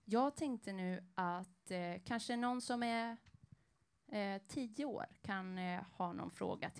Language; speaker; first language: Swedish; native; Swedish